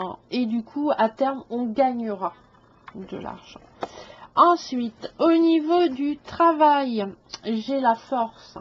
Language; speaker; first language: French; native; French